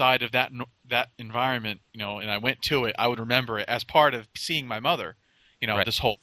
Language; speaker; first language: English; native; English